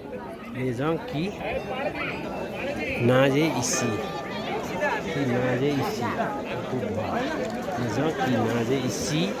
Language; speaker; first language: French; non-native, learner; Nepali